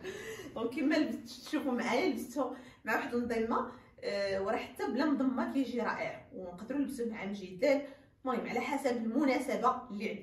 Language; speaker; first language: Arabic; native; Arabic